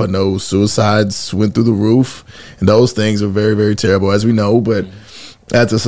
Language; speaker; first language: English; native; English